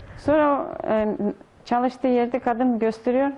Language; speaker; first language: Turkish; non-native, learner; Russian